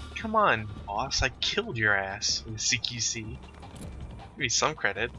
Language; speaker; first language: English; native; English